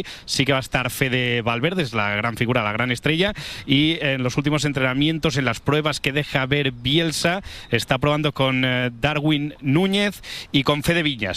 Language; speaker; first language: Spanish; native; Spanish